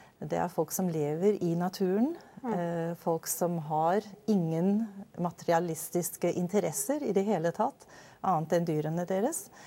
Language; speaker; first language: Norwegian; early bilingual, other home language; Danish